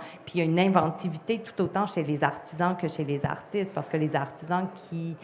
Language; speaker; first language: French; native; French